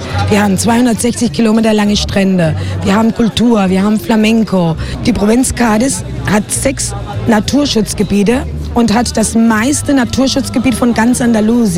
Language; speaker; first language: German; non-native, fluent; Spanish